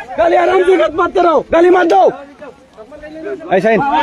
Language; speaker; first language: Hindi; non-native, learner; Bangla